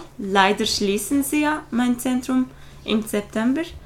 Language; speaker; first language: German; non-native, fluent; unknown